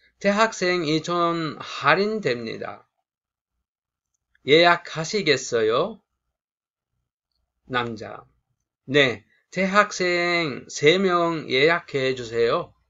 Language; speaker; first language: Korean; non-native, fluent; Sinhala